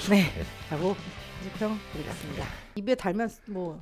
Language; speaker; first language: Korean; native; Korean